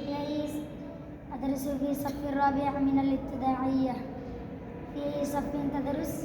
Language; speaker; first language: Arabic; non-native, learner; Bangla